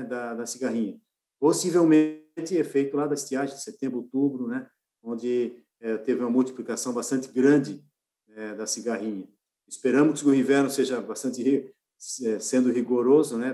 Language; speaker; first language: Portuguese; native; Portuguese